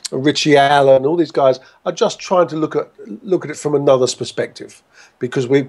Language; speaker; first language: English; native; English